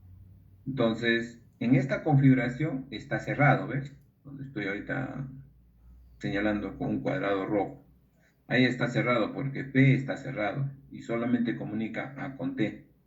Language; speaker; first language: Spanish; native; Spanish